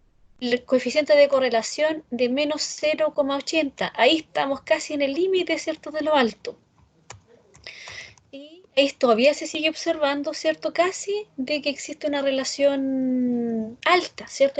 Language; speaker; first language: Spanish; native; Spanish